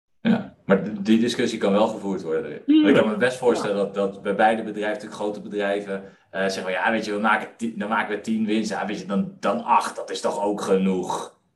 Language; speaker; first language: Dutch; native; Dutch